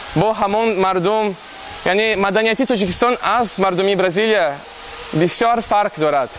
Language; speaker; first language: Persian; non-native, learner; Portuguese